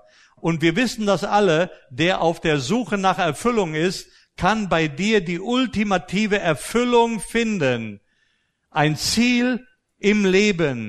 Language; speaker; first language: German; native; German